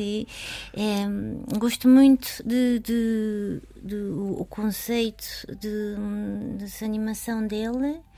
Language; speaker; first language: Portuguese; non-native, learner; Japanese